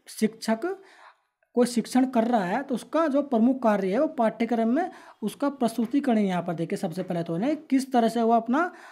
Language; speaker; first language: Hindi; native; Hindi